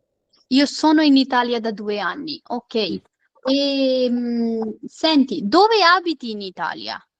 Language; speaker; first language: Italian; non-native, fluent; Urdu